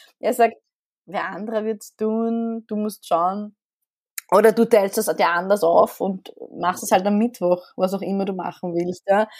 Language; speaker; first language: German; early bilingual, other home language; Arabic